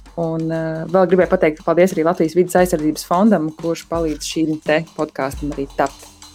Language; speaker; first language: Latvian; native; Latvian